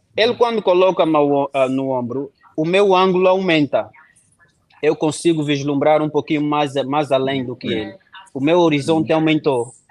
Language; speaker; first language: Portuguese; non-native, local second language; Kongo